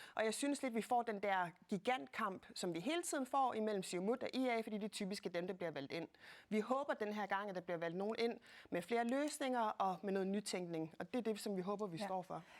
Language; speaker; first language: Danish; early bilingual, other home language; Kalaallisut